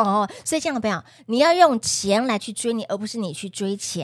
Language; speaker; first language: Chinese; native; Chinese